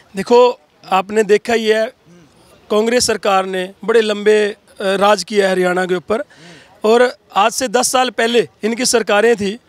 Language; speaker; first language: Hindi; native; Hindi